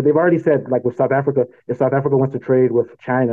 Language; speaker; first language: English; non-native, local second language; Yoruba